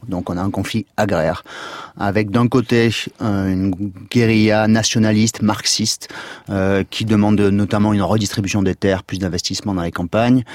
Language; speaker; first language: French; native; French